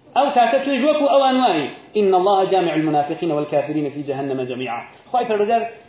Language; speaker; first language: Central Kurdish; native; Central Kurdish